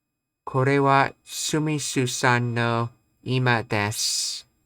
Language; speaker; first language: Japanese; non-native, learner; English